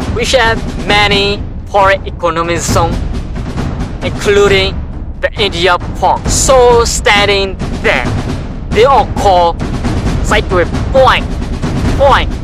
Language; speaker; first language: English; non-native, learner; Burmese